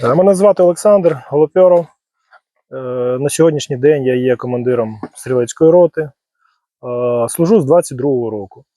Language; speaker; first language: Ukrainian; non-native, local second language; Russian